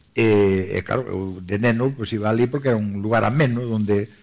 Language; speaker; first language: Galician; native; Galician